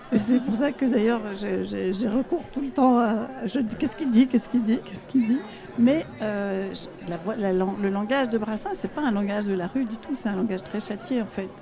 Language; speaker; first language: French; non-native, fluent; Arabic